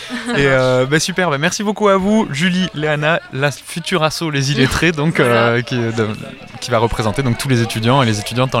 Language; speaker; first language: French; native; French